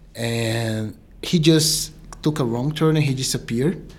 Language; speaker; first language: English; non-native, fluent; Portuguese